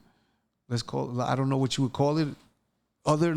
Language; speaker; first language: English; native; English